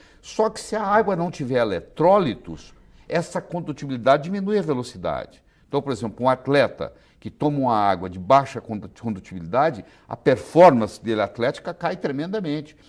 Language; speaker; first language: Portuguese; native; Portuguese